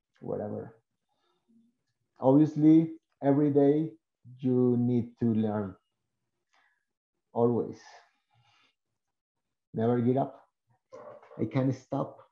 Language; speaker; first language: English; non-native, learner; Spanish